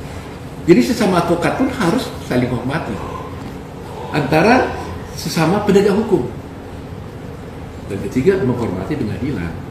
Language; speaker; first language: Indonesian; native; Indonesian